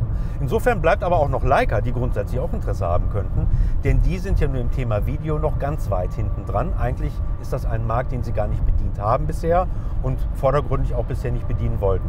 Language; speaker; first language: German; native; German